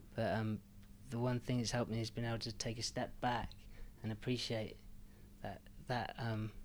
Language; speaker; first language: English; native; English